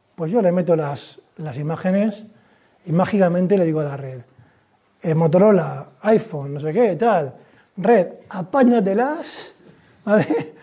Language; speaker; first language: Spanish; native; Spanish